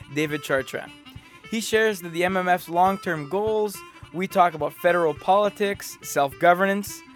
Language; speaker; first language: English; native; English